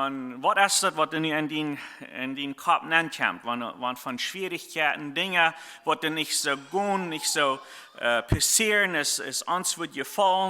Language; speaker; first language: German; non-native, learner; Plautdietsch